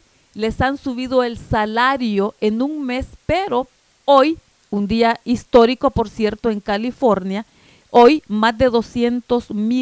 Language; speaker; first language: Spanish; native; Spanish